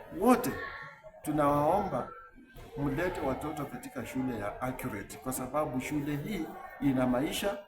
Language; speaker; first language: Swahili; non-native, local second language; Luyia